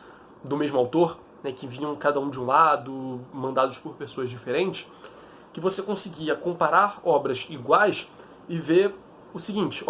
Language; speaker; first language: Portuguese; native; Portuguese